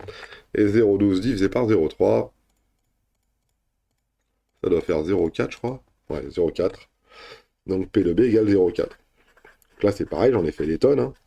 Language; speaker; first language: French; native; French